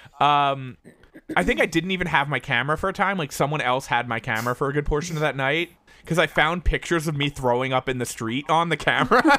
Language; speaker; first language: English; native; English